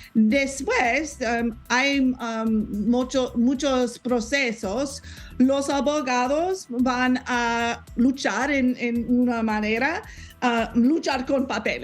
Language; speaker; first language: Spanish; non-native, learner; English